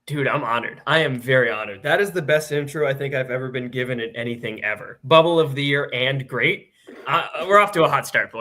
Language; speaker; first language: English; native; English